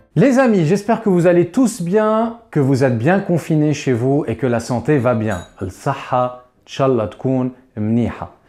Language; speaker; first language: French; native; French